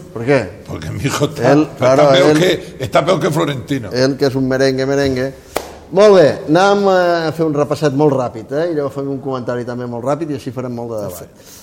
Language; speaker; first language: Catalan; native; Catalan